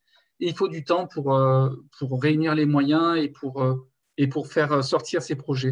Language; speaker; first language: French; native; French